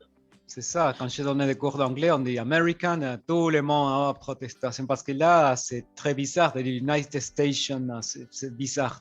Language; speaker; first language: French; non-native, fluent; Spanish